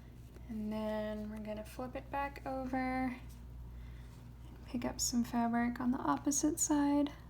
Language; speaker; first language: English; native; English